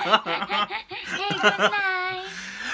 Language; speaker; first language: English; non-native, learner; Japanese